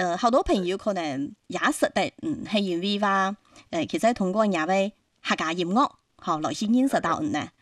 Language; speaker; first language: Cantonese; non-native, local second language; Hakka Chinese